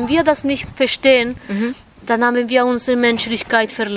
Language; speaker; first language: German; non-native, fluent; Italian